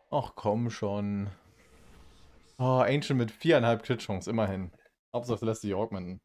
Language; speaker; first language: German; native; German